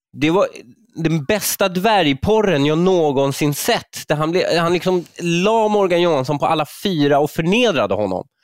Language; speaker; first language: Swedish; early bilingual, other home language; Persian